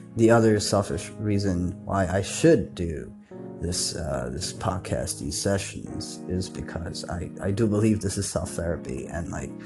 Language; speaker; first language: English; non-native, local second language; Nepali